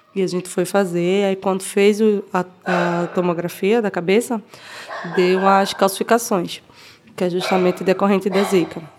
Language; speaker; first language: Portuguese; native; Portuguese